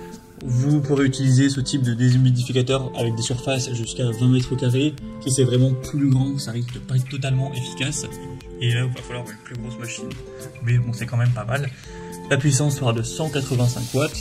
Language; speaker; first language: French; native; French